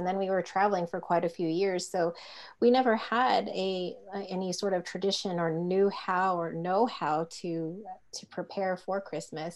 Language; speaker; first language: English; native; English